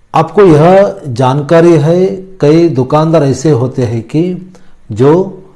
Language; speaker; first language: Hindi; non-native, local second language; Kannada